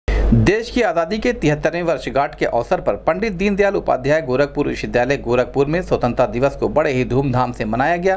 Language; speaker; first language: Hindi; native; Hindi